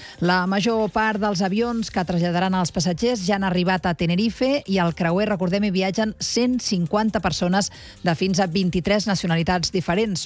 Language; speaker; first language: Catalan; native; Catalan